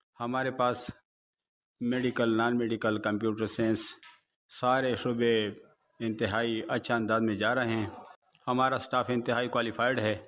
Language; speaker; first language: Urdu; non-native, local second language; Pashto